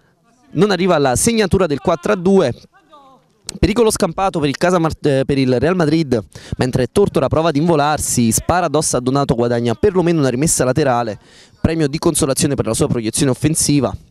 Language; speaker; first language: Italian; native; Italian